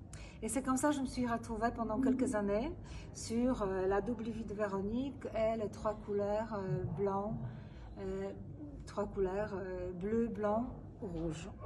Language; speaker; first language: French; non-native, fluent; Polish